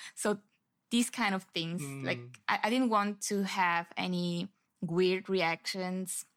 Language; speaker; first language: English; non-native, fluent; Swiss German